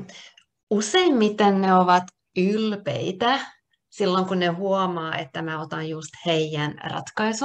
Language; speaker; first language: Finnish; non-native, local second language; Swedish